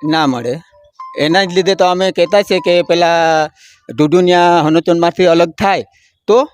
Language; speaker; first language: Gujarati; non-native, local second language; Kukna